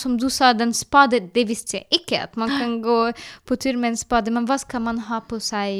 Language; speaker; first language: Norwegian; non-native, learner; Arabic